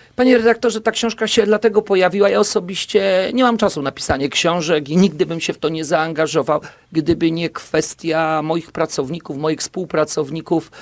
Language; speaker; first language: Polish; native; Polish